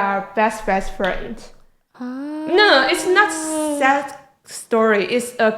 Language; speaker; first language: English; non-native, learner; Chinese